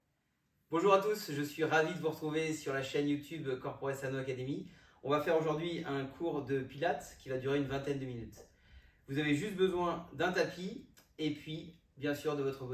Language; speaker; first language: French; native; French